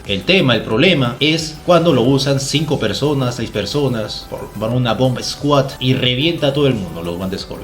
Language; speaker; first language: Spanish; native; Spanish